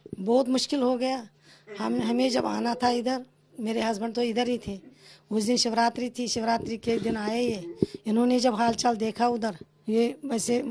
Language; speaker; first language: Hindi; non-native, local second language; Kashmiri